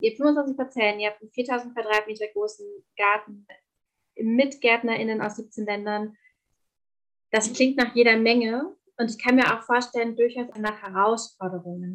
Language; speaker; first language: German; native; German